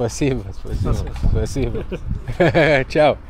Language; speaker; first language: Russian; non-native, learner; Lithuanian